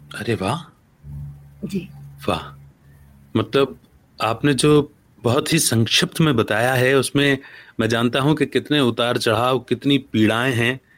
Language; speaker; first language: Hindi; native; Hindi